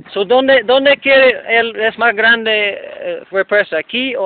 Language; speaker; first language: Spanish; non-native, learner; English